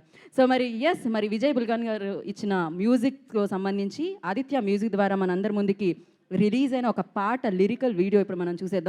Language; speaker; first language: Telugu; native; Telugu